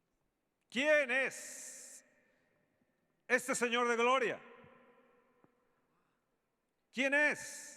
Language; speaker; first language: Spanish; native; Spanish